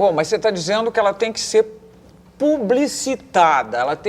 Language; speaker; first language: Portuguese; native; Portuguese